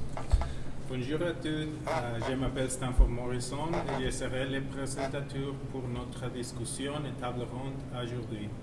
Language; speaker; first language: French; non-native, learner; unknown